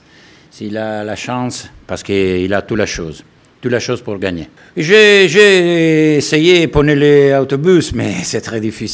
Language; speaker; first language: French; non-native, learner; Italian